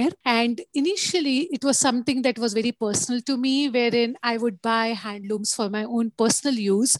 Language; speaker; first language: English; non-native, local second language; Gujarati